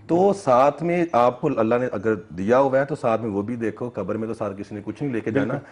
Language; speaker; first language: Urdu; non-native, local second language; Punjabi